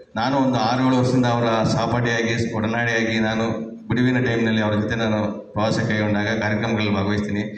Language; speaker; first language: Kannada; native; Kannada